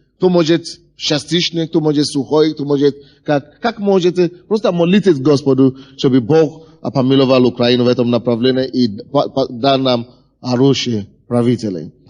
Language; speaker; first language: Russian; non-native, fluent; Yoruba